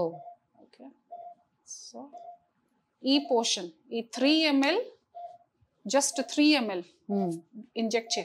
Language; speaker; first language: Telugu; non-native, local second language; Hindi